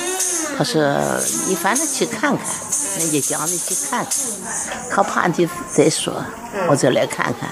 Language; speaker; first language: Chinese; native; Chinese